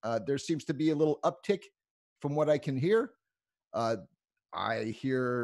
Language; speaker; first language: English; native; English